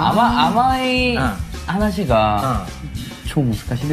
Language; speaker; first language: Japanese; non-native, learner; Korean